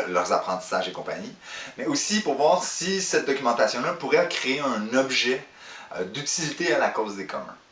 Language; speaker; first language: French; native; French